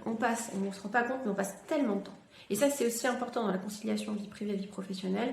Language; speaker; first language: French; native; French